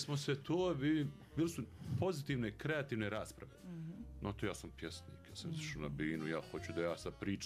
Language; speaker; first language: Serbian; native; Serbian